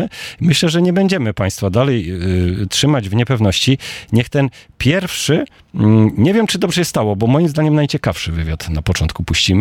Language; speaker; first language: Polish; native; Polish